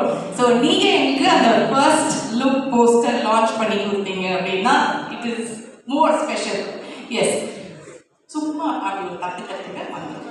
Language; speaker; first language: Tamil; native; Tamil